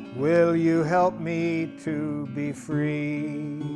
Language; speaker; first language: English; native; English